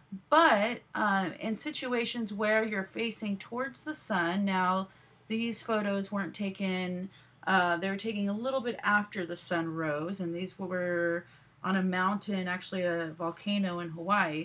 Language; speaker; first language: English; native; English